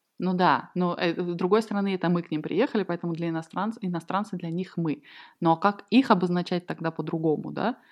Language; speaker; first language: Russian; native; Russian